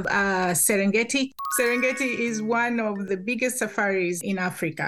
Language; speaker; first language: English; non-native, local second language; Swahili